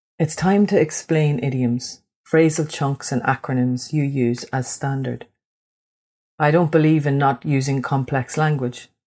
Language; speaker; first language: English; native; English